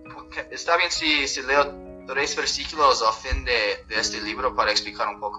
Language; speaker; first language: Spanish; non-native, fluent; English